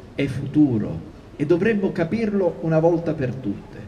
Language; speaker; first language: Italian; native; Italian